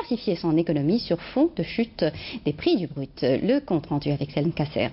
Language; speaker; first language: French; non-native, local second language; Arabic